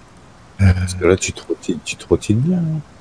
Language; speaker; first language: French; native; French